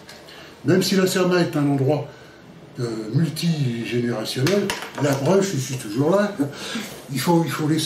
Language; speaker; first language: French; native; French